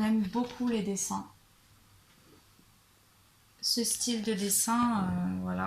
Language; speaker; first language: French; native; French